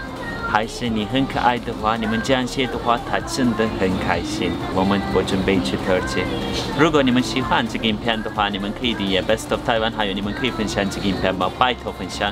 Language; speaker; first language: Chinese; non-native, learner; Turkish